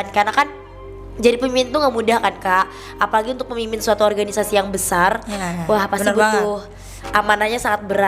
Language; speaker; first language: Indonesian; native; Indonesian